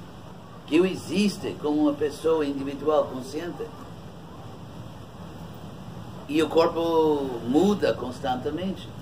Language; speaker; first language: Portuguese; non-native, fluent; English